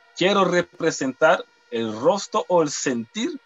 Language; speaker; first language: Spanish; native; Spanish